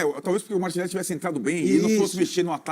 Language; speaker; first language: Portuguese; native; Portuguese